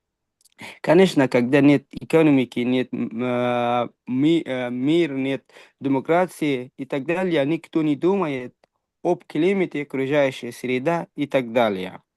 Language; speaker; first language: Russian; non-native, fluent; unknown